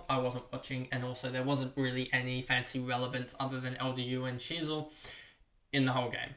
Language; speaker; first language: English; native; English